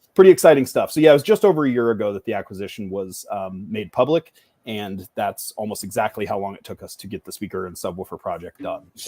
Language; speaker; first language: English; native; English